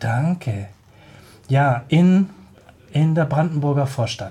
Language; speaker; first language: German; native; German